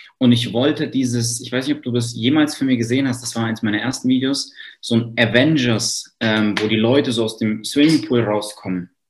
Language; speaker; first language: German; native; German